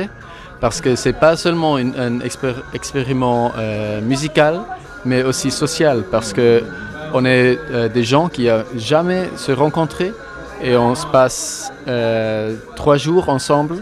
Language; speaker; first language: French; non-native, local second language; German